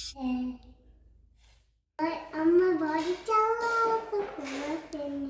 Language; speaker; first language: Korean; early bilingual, heritage; Korean